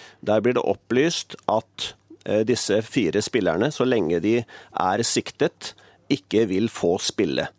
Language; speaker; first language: Norwegian; native; Norwegian